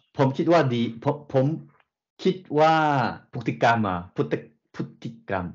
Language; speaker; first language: Thai; non-native, learner; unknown